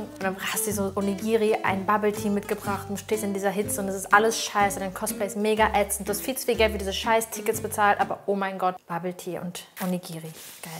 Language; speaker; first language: German; native; German